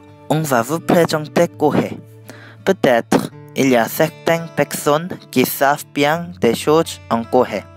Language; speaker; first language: French; non-native, learner; Korean